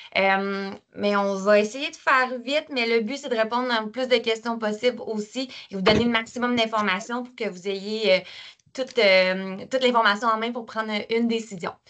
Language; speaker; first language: French; native; French